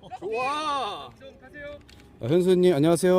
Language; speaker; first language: Korean; native; Korean